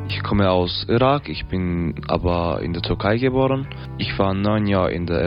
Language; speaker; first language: German; non-native, learner; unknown